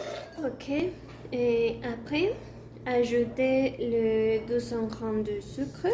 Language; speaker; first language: French; non-native, learner; Spanish